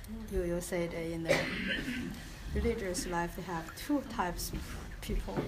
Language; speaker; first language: English; non-native, learner; Chinese